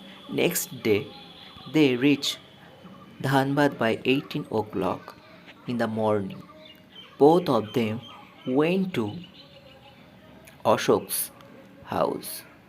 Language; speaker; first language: English; non-native, local second language; Bangla